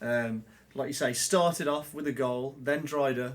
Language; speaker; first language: English; native; English